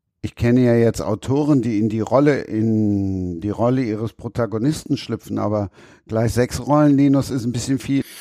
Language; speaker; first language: German; native; German